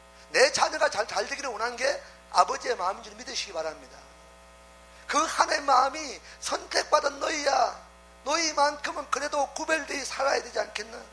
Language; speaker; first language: Korean; native; Korean